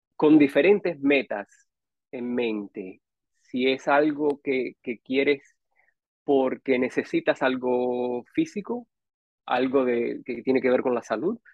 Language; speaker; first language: Spanish; native; Spanish